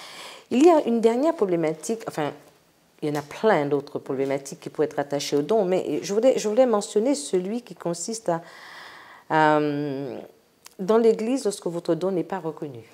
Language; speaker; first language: French; native; French